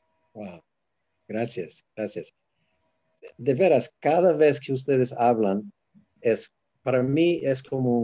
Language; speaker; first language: Spanish; non-native, fluent; English